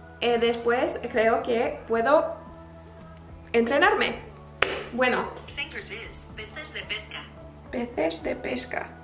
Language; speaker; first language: Spanish; non-native, learner; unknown